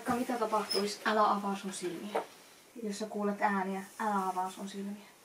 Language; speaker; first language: Finnish; native; Finnish